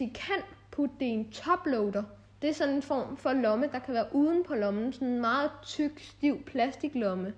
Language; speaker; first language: Danish; native; Danish